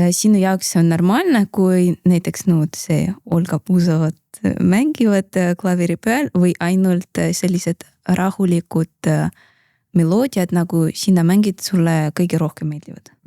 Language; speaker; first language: Estonian; non-native, local second language; Russian